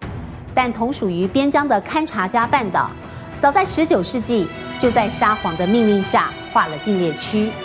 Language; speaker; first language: Chinese; native; Chinese